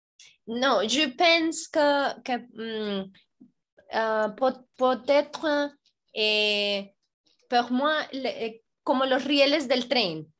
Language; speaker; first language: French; non-native, learner; Spanish